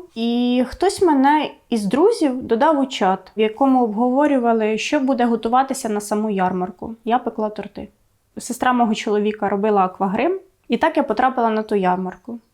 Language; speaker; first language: Ukrainian; native; Ukrainian